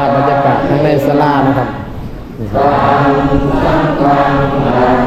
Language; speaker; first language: Thai; native; Thai